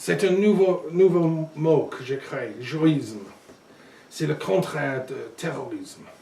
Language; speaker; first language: French; non-native, learner; English